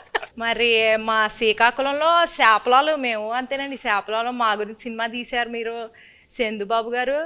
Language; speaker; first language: Telugu; native; Telugu